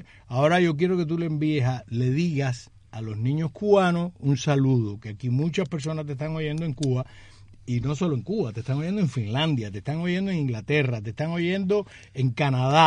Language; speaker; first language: Spanish; native; Spanish